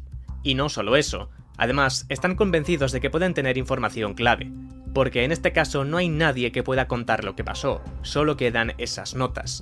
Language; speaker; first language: Spanish; native; Spanish